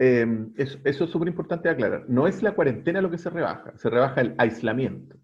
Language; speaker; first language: Spanish; native; Spanish